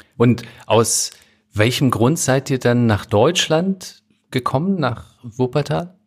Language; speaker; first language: German; native; German